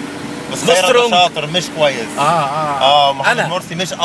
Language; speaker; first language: Arabic; non-native, learner; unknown